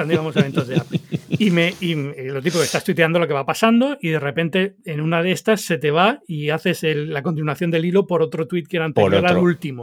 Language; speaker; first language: Spanish; native; Spanish